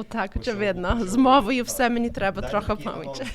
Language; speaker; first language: Ukrainian; early bilingual, heritage; Ukrainian